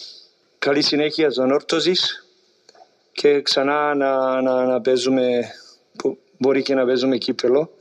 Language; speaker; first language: Greek; non-native, learner; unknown